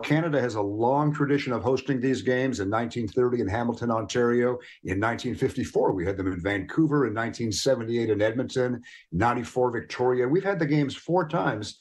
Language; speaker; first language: English; native; English